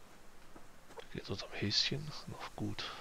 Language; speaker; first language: German; native; German